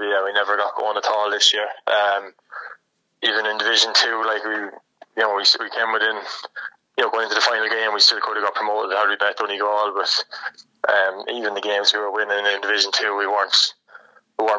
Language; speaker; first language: English; native; English